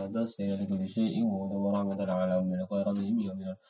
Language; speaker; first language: Arabic; non-native, learner; Indonesian